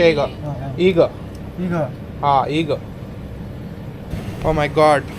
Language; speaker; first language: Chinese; non-native, learner; Hindi